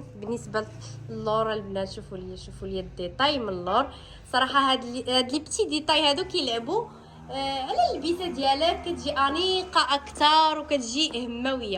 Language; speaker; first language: Arabic; native; Arabic